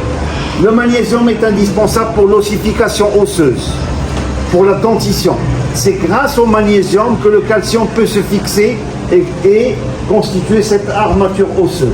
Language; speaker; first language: French; non-native, local second language; Arabic